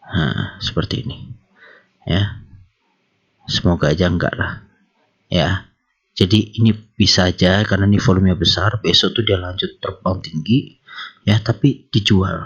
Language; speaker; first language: Indonesian; native; Indonesian